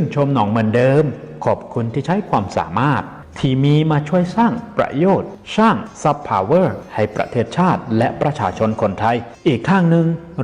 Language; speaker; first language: Thai; native; Thai